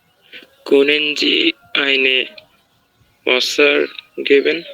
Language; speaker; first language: German; non-native, learner; Bangla